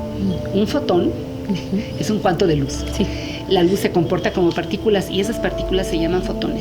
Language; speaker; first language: Spanish; native; Spanish